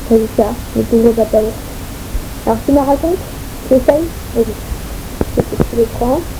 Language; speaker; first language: French; native; French